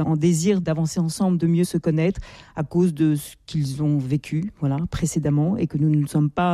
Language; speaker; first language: French; native; French